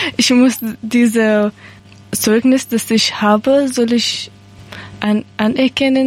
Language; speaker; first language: German; non-native, learner; Persian